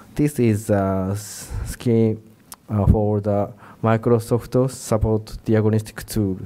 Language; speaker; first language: English; non-native, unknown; Japanese